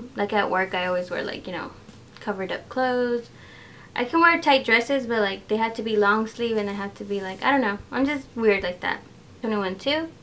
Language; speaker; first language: English; early bilingual, other home language; Spanish